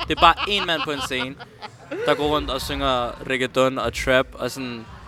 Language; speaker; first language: Danish; early bilingual, other home language; Spanish